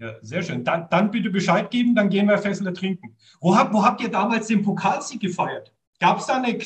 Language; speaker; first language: German; native; German